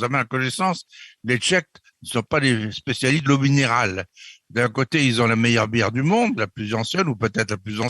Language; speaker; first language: French; native; French